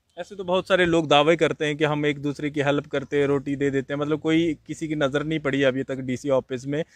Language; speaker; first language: Hindi; native; Hindi